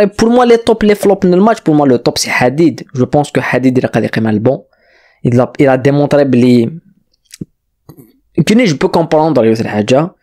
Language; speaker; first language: French; non-native, local second language; Kabyle